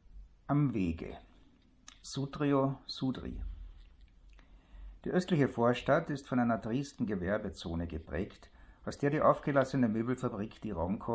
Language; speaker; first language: German; native; German